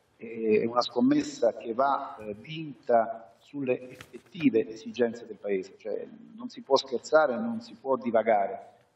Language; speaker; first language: Italian; native; Italian